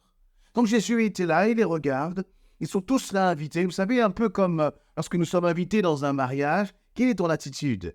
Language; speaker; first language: French; native; French